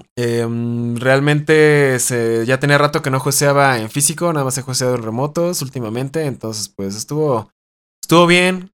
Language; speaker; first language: Spanish; native; Spanish